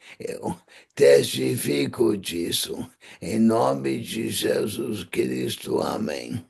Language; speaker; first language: Portuguese; non-native, fluent; English